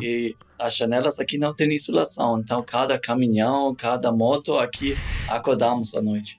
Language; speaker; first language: Portuguese; non-native, learner; German